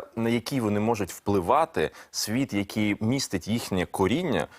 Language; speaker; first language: Ukrainian; non-native, local second language; Russian